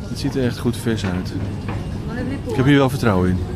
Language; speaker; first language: Dutch; native; Dutch